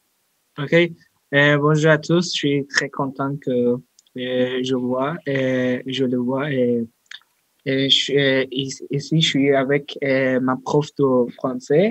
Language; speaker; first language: French; non-native, learner; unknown